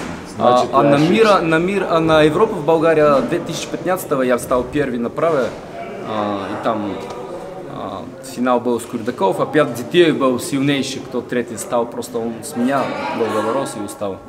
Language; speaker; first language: Russian; non-native, learner; Bulgarian